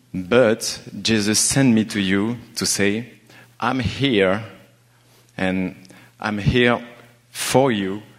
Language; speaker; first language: English; non-native, learner; French